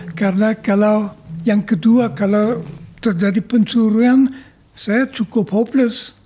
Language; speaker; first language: Indonesian; non-native, fluent; German